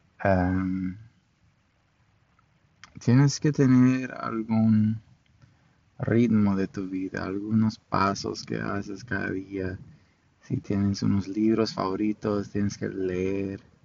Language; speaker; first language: Spanish; non-native, fluent; English